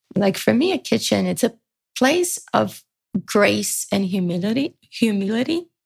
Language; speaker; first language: English; early bilingual, other home language; Portuguese